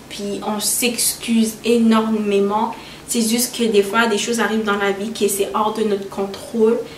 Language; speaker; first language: French; early bilingual, other home language; Haitian Creole